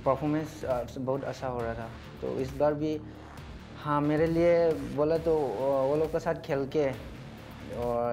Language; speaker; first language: Hindi; non-native, local second language; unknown